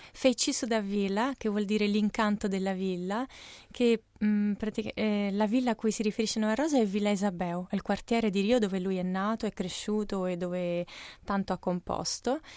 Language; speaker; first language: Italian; early bilingual, other home language; Portuguese